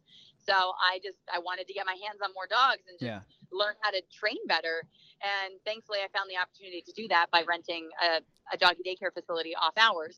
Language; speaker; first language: English; native; English